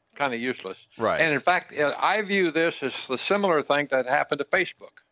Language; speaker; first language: English; native; English